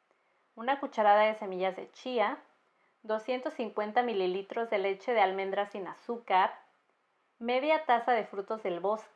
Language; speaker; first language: Spanish; native; Spanish